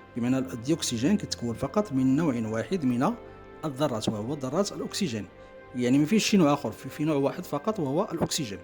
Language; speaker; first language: Arabic; native; Arabic